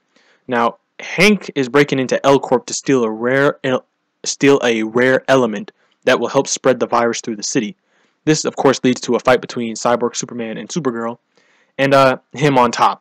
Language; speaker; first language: English; native; English